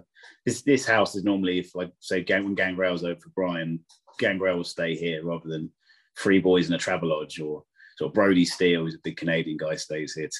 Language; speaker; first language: English; native; English